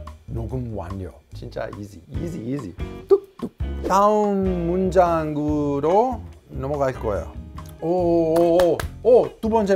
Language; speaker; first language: Korean; non-native, learner; Italian